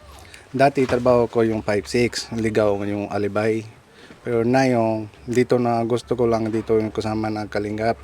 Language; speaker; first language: Filipino; non-native, learner; Punjabi